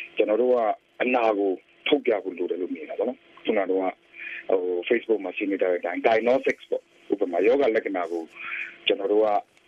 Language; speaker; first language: Burmese; native; Burmese